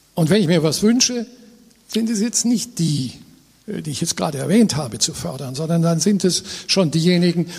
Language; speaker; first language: German; native; German